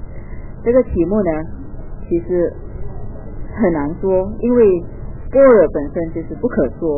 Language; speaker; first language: Chinese; native; Chinese